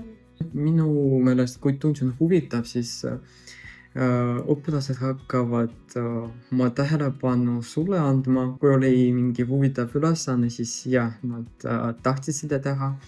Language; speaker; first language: Estonian; non-native, local second language; Russian